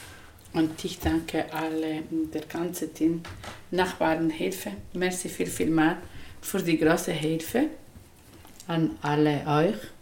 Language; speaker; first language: German; non-native, learner; Spanish